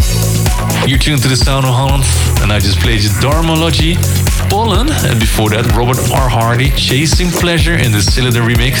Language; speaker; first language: English; non-native, fluent; Dutch